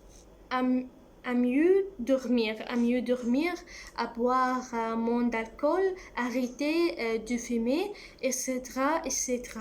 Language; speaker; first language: French; non-native, learner; Arabic